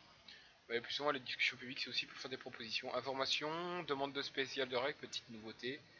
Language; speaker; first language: French; native; French